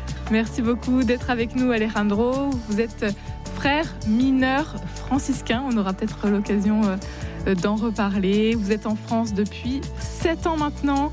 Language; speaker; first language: French; native; French